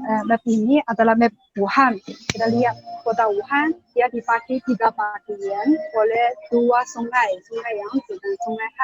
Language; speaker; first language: Indonesian; non-native, learner; Chinese